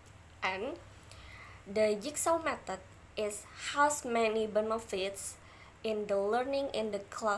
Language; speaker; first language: English; non-native, learner; Indonesian